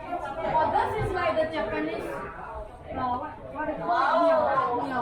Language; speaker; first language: English; non-native, fluent; Chinese